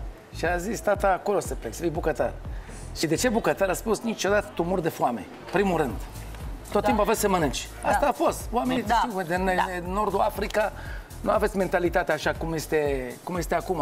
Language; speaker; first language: Romanian; non-native, learner; Hebrew